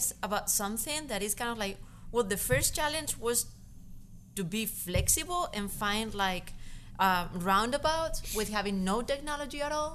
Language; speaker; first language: English; non-native, fluent; Spanish